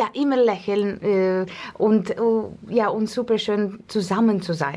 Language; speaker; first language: German; non-native, learner; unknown